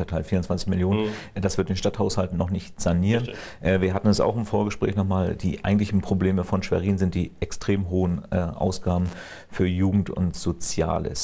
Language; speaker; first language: German; native; German